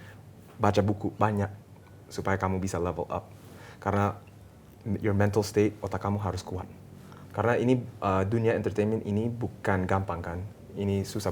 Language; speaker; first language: Indonesian; early bilingual, heritage; English